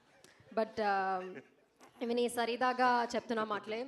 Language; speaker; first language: Telugu; non-native, learner; Malayalam